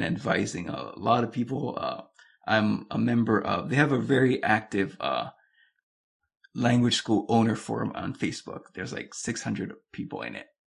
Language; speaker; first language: English; native; English